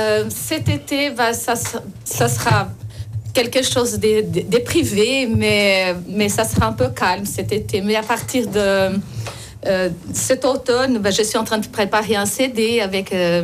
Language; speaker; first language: French; non-native, fluent; Portuguese